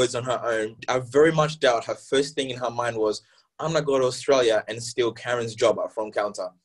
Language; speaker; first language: English; early bilingual, other home language; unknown